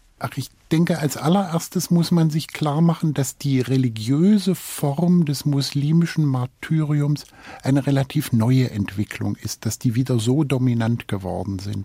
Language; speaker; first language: German; native; German